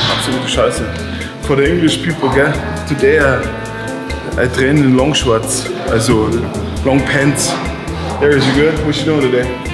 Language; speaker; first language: English; non-native, fluent; German